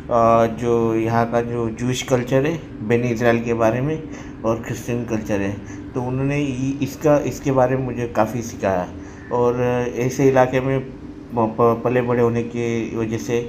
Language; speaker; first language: Hindi; non-native, local second language; Marathi